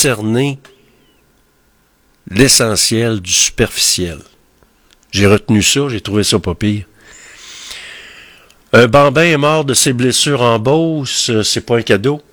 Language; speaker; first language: French; native; French